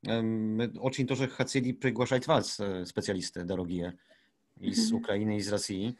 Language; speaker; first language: Russian; non-native, learner; Polish